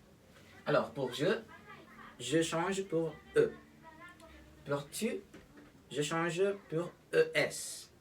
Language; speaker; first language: French; non-native, learner; Spanish